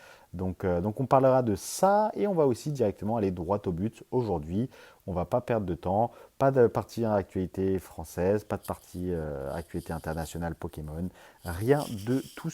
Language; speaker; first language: French; native; French